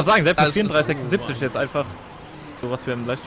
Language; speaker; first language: German; native; German